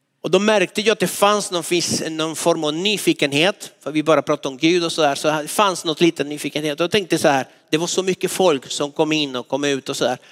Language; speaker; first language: Swedish; non-native, fluent; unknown